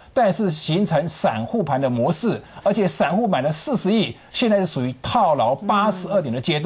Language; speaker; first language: Chinese; native; Chinese